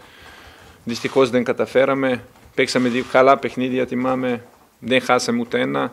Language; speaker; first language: Greek; non-native, fluent; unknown